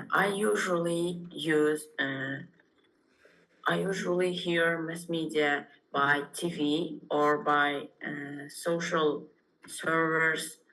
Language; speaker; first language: English; non-native, learner; Uzbek